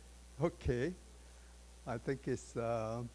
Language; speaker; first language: English; non-native, fluent; Chinese